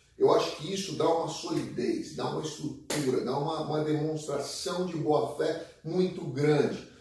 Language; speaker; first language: Portuguese; native; Portuguese